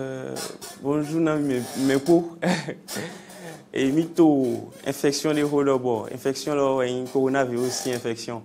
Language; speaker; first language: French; non-native, local second language; Fon